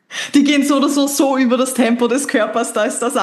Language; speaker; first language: German; native; German